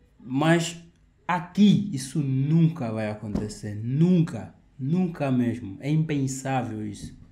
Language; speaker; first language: Portuguese; native; Portuguese